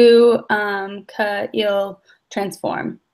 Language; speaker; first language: French; non-native, learner; English